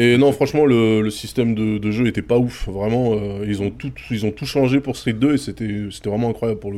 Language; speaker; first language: French; native; French